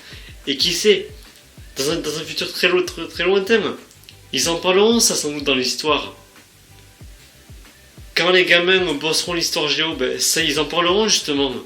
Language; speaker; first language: French; native; French